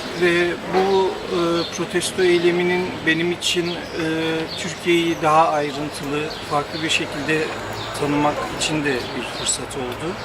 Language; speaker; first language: Turkish; early bilingual, heritage; Turkish